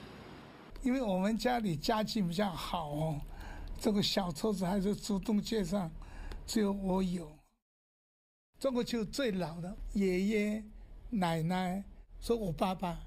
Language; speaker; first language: Chinese; non-native, local second language; Japanese